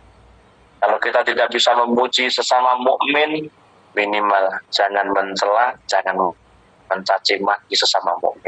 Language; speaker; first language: Indonesian; native; Indonesian